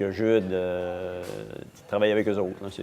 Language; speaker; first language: French; native; French